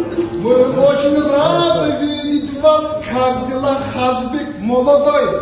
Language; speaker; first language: Russian; non-native, local second language; Kyrgyz